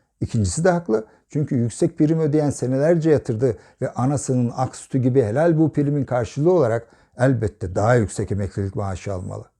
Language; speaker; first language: Turkish; native; Turkish